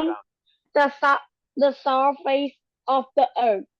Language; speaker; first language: English; non-native, learner; Thai